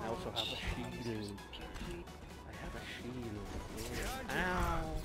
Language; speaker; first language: English; native; English